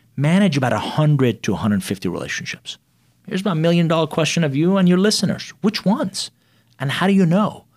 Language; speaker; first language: English; non-native, fluent; Persian